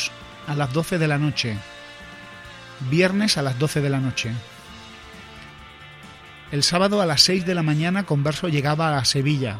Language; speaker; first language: Spanish; native; Spanish